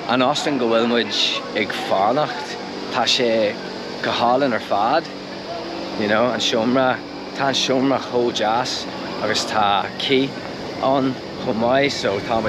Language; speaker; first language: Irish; non-native, local second language; English